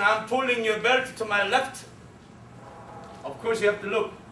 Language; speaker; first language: English; non-native, fluent; Korean